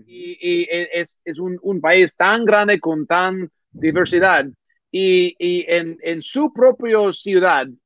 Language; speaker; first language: Spanish; non-native, learner; English